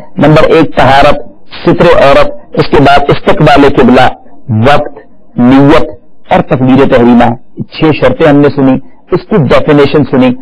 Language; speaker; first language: Urdu; native; Urdu